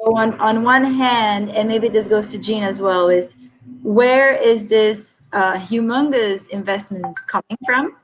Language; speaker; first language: English; non-native, fluent; Portuguese